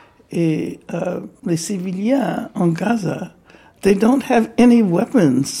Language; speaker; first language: English; native; English